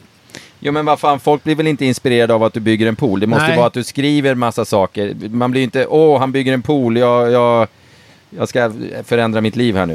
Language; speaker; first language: Swedish; native; Swedish